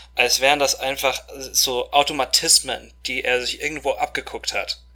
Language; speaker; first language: German; non-native, fluent; Russian